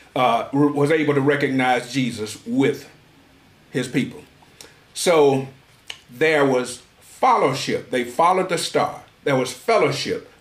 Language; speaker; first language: English; native; English